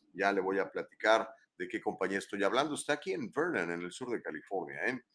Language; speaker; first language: Spanish; native; Spanish